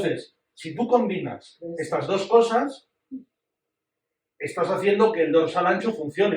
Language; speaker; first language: Spanish; native; Spanish